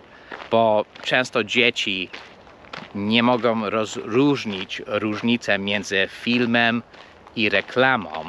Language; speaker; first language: Polish; non-native, fluent; English